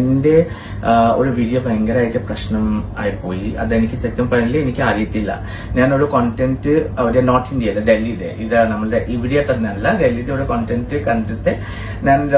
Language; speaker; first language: Malayalam; non-native, learner; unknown